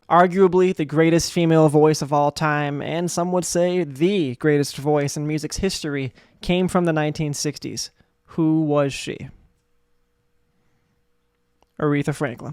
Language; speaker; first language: English; native; English